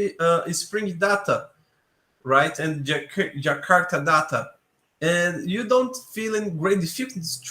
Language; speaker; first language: English; non-native, learner; Portuguese